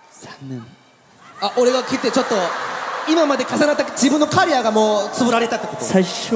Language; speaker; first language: Japanese; native; Japanese